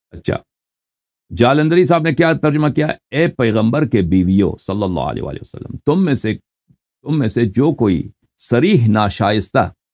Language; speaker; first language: Urdu; non-native, fluent; Persian